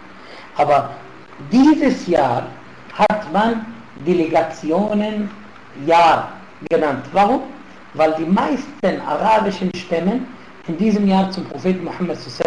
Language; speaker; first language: German; non-native, fluent; Arabic